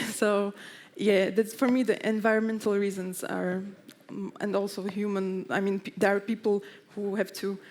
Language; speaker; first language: English; non-native, fluent; Slovak